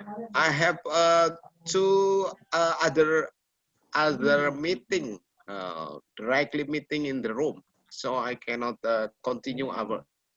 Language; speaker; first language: English; non-native, learner; Indonesian